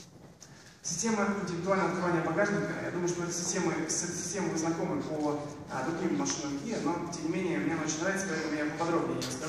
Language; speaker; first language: Russian; native; Russian